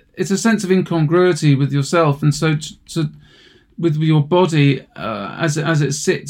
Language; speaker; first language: English; native; English